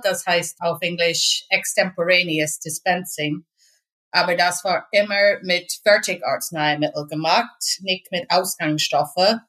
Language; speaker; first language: German; non-native, fluent; English